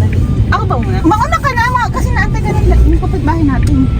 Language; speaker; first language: Filipino; native; Filipino